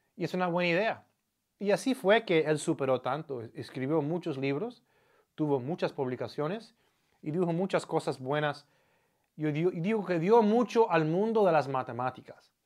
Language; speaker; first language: Spanish; non-native, fluent; English